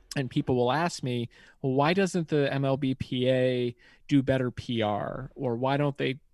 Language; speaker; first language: English; native; English